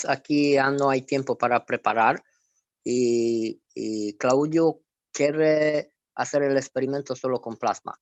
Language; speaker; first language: Spanish; non-native, fluent; Romanian